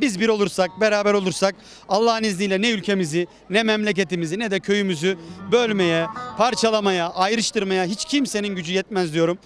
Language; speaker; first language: Turkish; native; Turkish